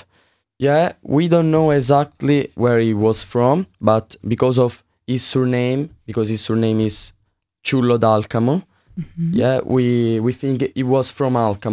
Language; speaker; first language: English; non-native, learner; Italian